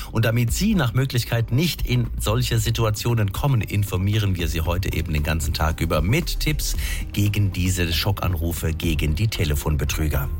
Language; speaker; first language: German; native; German